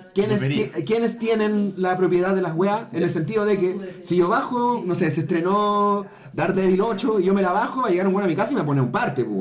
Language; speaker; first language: Spanish; native; Spanish